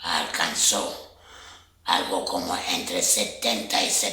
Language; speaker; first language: Spanish; non-native, fluent; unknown